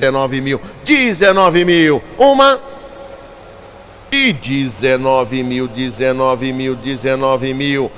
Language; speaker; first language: Portuguese; native; Portuguese